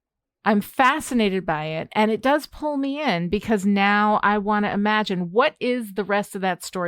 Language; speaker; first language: English; native; English